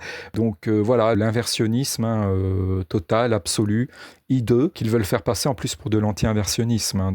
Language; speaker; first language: French; native; French